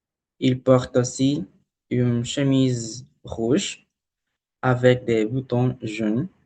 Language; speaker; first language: French; non-native, learner; Spanish